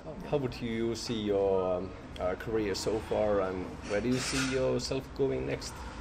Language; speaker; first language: English; non-native, fluent; Finnish